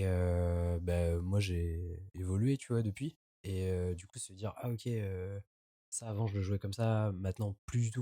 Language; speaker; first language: French; native; French